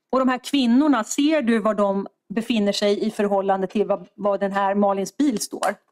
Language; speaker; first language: Swedish; native; Swedish